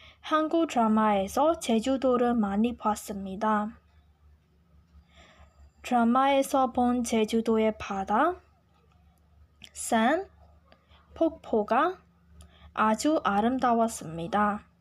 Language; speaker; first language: Korean; non-native, fluent; Burmese